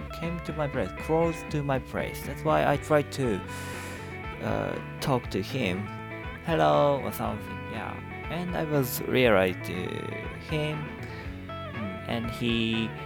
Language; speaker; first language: English; non-native, learner; Japanese